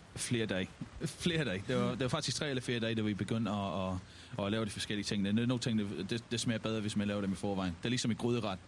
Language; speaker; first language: Danish; non-native, fluent; English